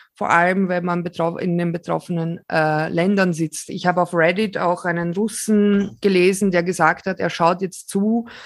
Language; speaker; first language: German; early bilingual, other home language; Slovak